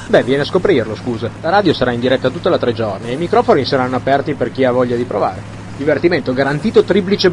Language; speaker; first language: Italian; native; Italian